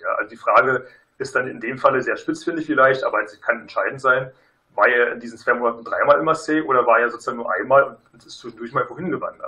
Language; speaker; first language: German; native; German